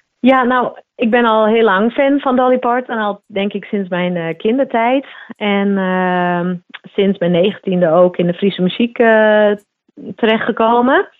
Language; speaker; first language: Dutch; non-native, local second language; Western Frisian